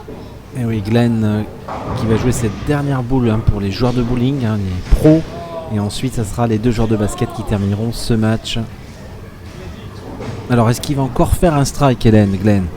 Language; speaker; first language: French; native; French